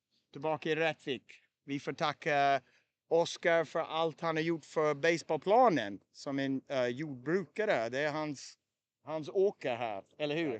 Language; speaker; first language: Swedish; native; Swedish